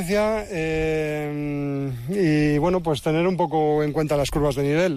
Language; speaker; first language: Spanish; native; Spanish